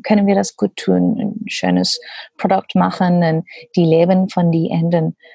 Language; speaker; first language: German; non-native, learner; English